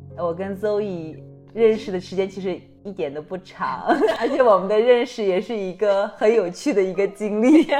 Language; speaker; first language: Chinese; non-native, local second language; Kazakh